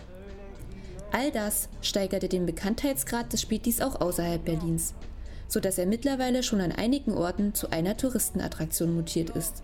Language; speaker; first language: German; native; German